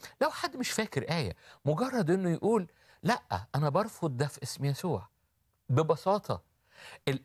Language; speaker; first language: Arabic; native; Arabic